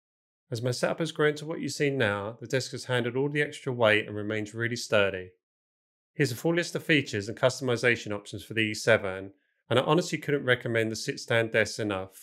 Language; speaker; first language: English; native; English